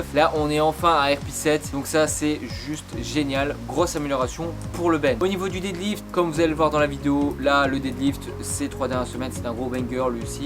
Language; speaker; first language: French; native; French